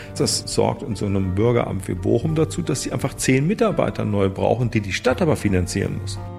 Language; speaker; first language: German; native; German